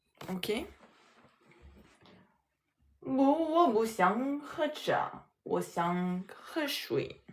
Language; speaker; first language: Chinese; non-native, learner; French